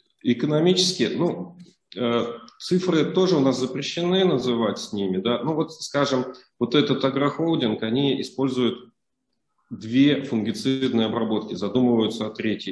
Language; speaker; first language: Russian; native; Russian